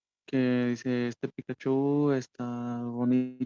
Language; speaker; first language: Spanish; native; Spanish